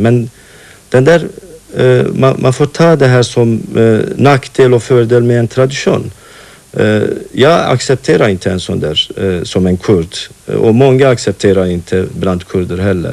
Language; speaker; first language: Swedish; non-native, fluent; Kurdish